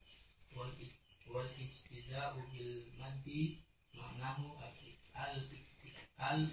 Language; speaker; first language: Arabic; non-native, learner; Indonesian